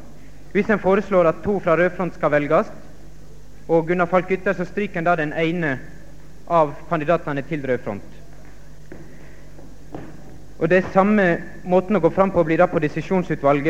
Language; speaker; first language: Norwegian; native; Norwegian